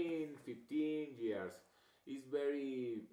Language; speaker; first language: English; non-native, learner; Spanish